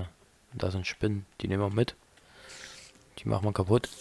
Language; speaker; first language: German; native; German